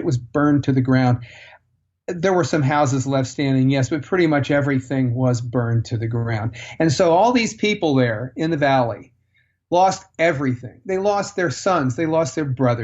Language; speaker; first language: English; native; English